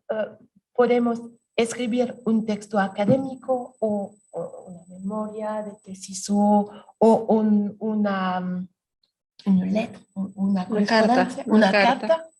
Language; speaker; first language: Spanish; non-native, learner; French